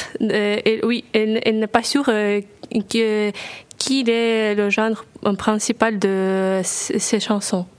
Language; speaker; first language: French; non-native, learner; Russian